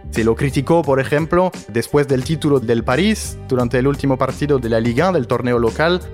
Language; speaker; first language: Spanish; non-native, fluent; French